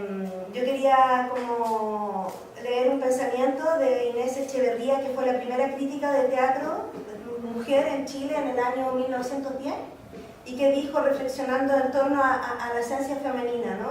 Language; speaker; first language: Spanish; native; Spanish